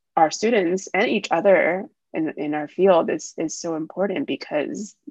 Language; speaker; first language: English; early bilingual, other home language; Wu Chinese